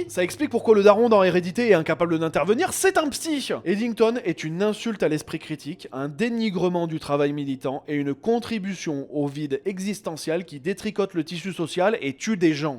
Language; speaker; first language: French; native; French